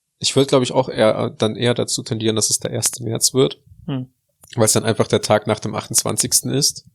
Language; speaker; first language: German; early bilingual, other home language; Russian